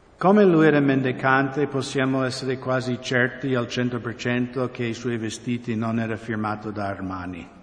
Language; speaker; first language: Italian; non-native, fluent; English